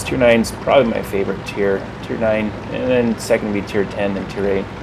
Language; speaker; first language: English; native; English